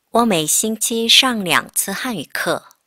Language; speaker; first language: Chinese; non-native, fluent; Korean